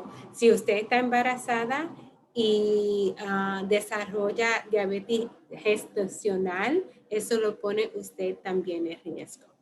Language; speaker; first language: Spanish; early bilingual, heritage; Spanish